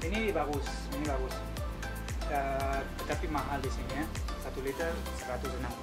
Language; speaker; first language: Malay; non-native, learner; Spanish